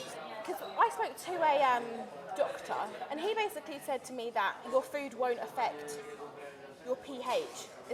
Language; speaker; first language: English; native; English